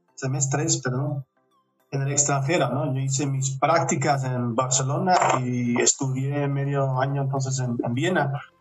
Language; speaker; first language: Spanish; non-native, fluent; Dutch